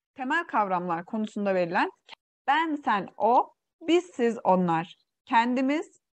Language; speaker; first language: Turkish; non-native, fluent; Uyghur